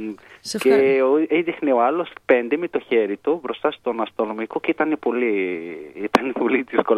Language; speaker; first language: Greek; non-native, fluent; Arabic